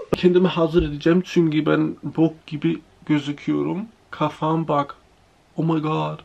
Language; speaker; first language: Turkish; early bilingual, heritage; Turkish